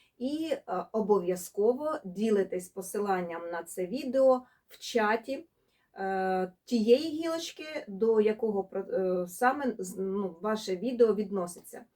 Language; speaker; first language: Ukrainian; non-native, local second language; Russian